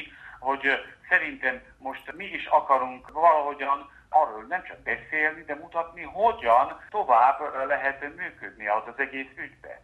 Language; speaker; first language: Hungarian; early bilingual, heritage; Hungarian